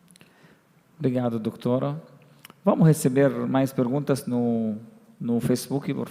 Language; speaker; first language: Portuguese; non-native, fluent; Arabic